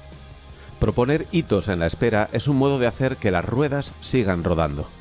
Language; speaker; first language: Spanish; native; Spanish